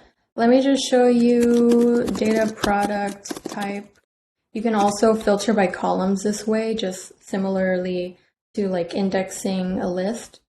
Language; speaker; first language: English; native; English